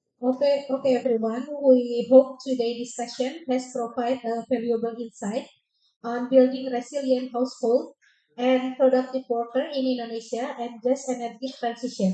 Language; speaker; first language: English; non-native, fluent; Indonesian